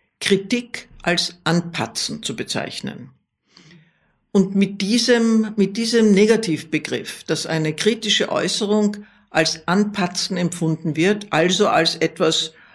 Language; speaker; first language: German; native; German